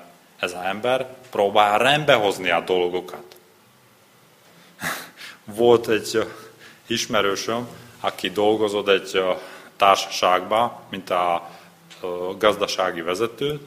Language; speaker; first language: Hungarian; non-native, learner; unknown